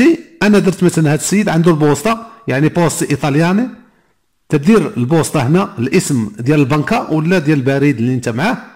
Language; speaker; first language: Arabic; native; Arabic